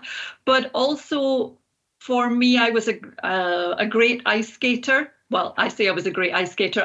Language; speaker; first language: English; native; English